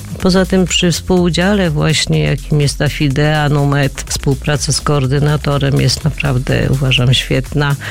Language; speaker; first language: Polish; native; Polish